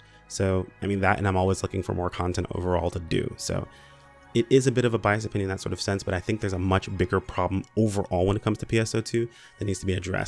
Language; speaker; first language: English; native; English